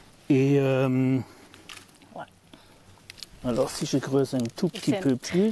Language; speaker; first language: French; non-native, learner; German